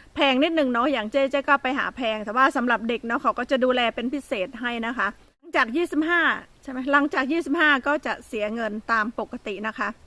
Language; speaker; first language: Thai; native; Thai